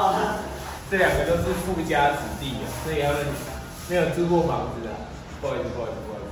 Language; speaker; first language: Chinese; native; Chinese